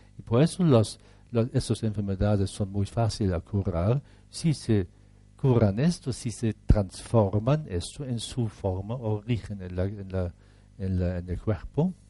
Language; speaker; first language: Spanish; non-native, fluent; German